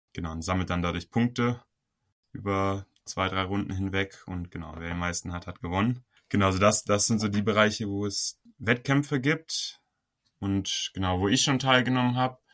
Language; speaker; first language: German; native; German